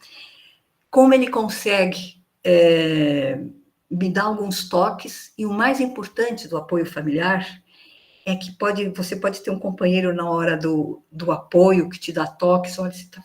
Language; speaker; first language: Portuguese; native; Portuguese